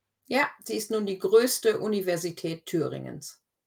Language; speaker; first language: German; native; German